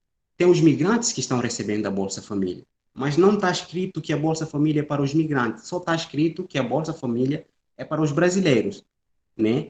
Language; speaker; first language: Portuguese; non-native, local second language; Upper Guinea Crioulo